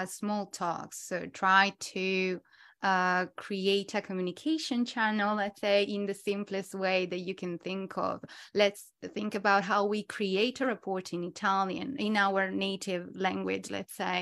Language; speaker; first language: English; non-native, fluent; Italian